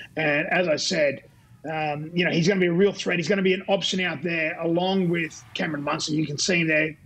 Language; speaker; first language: English; native; English